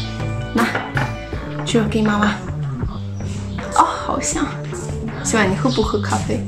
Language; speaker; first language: Chinese; non-native, fluent; Russian